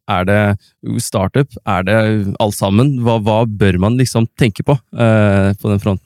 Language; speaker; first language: Norwegian; native; Norwegian